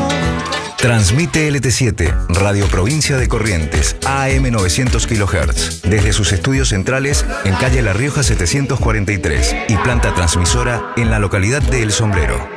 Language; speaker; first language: Spanish; native; Spanish